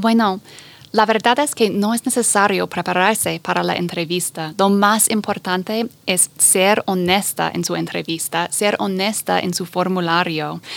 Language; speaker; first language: Spanish; non-native, fluent; English